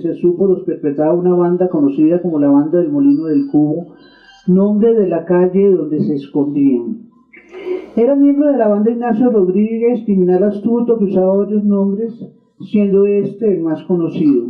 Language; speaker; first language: Spanish; native; Spanish